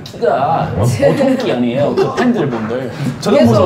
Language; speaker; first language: Korean; non-native, fluent; English